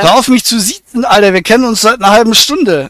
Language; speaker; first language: German; native; German